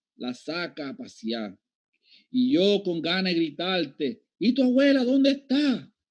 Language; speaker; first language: Spanish; native; Spanish